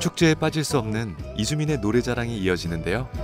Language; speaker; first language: Korean; native; Korean